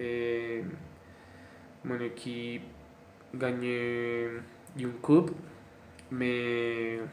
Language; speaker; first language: French; non-native, learner; Spanish